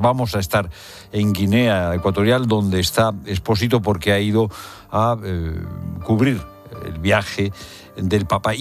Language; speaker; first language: Spanish; native; Spanish